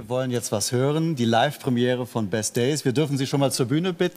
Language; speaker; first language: German; native; German